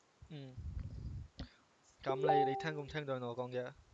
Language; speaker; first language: Chinese; non-native, learner; English